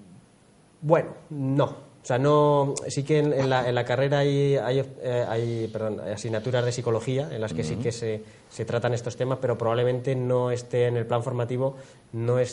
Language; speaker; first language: Spanish; native; Spanish